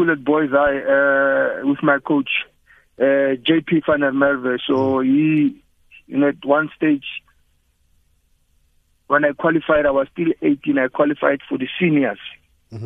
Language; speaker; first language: English; non-native, local second language; Tswana